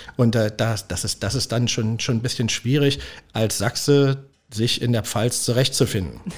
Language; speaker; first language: German; native; German